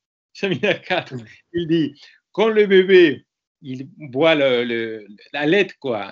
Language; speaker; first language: French; non-native, fluent; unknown